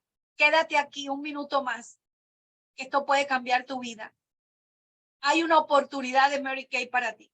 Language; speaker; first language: Spanish; native; Spanish